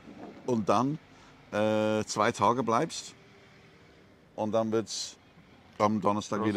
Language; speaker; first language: German; non-native, learner; English